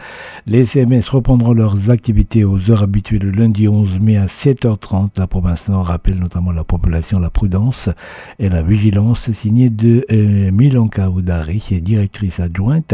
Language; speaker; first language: French; native; French